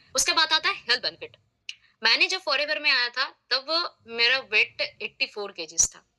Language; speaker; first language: Hindi; non-native, local second language; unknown